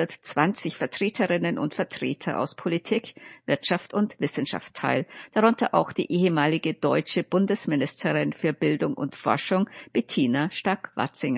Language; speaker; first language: German; native; German